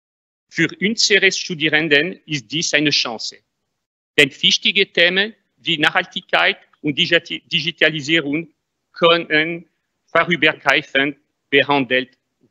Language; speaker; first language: German; non-native, fluent; French